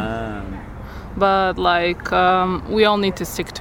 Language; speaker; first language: English; non-native, fluent; Croatian